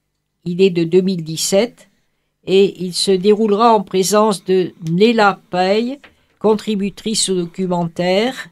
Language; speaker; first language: French; native; French